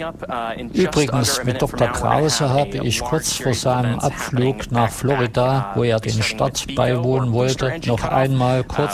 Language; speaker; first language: German; native; German